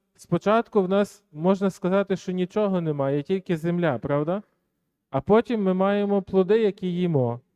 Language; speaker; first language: Ukrainian; native; Ukrainian